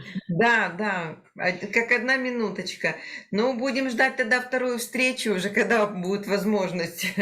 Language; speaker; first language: Russian; native; Russian